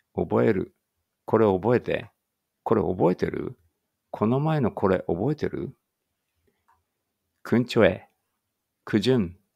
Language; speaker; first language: Japanese; native; Japanese